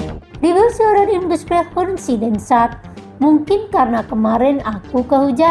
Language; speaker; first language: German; non-native, fluent; Indonesian